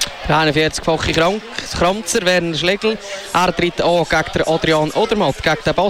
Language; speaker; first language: German; native; German